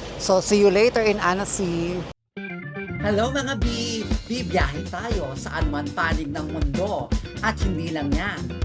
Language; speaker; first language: Filipino; native; Filipino